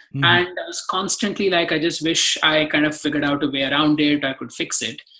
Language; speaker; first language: English; non-native, local second language; Telugu